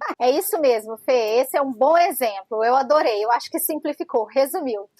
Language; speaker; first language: Portuguese; native; Portuguese